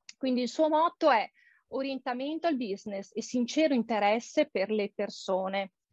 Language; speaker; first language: Italian; native; Italian